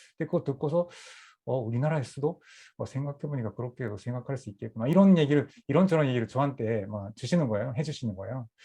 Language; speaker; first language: Korean; non-native, fluent; Japanese